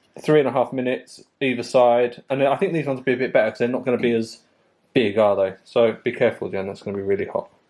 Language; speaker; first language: English; native; English